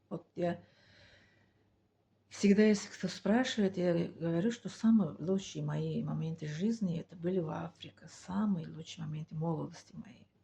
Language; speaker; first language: Russian; non-native, learner; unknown